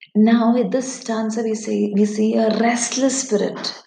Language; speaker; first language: English; non-native, local second language; Malayalam